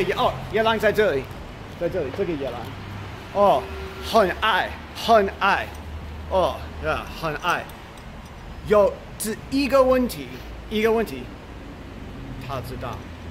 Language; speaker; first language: Chinese; non-native, learner; English